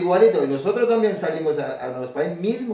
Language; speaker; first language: Spanish; non-native, learner; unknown